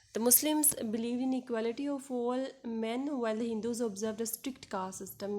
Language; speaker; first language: English; non-native, local second language; Urdu